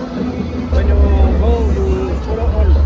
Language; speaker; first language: English; non-native, learner; French